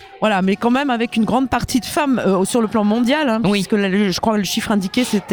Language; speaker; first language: French; native; French